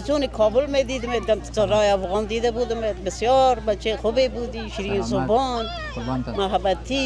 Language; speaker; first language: Persian; native; Persian